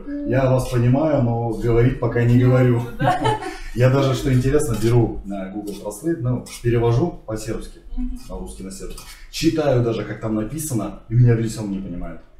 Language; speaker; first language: Russian; native; Russian